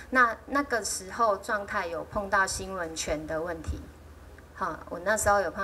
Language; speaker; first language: Chinese; native; Chinese